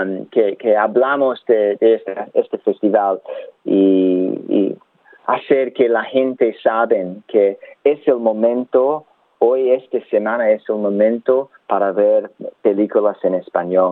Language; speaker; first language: Spanish; non-native, learner; English